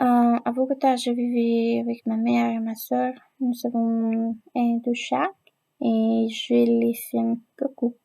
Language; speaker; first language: French; non-native, learner; Spanish